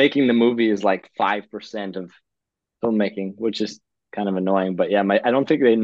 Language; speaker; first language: English; native; English